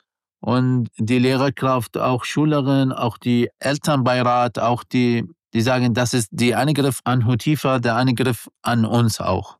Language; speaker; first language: German; non-native, learner; Arabic